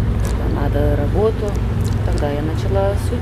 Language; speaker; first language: Russian; non-native, learner; Lithuanian